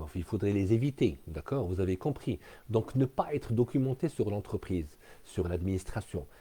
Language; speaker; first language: French; non-native, local second language; Arabic